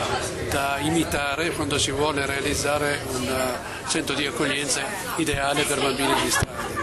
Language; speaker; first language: Italian; native; Italian